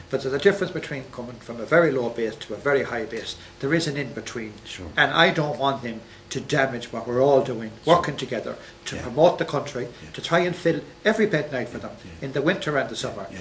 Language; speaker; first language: English; native; English